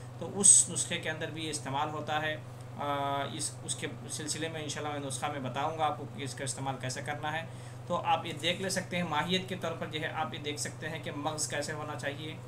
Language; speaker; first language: Urdu; native; Urdu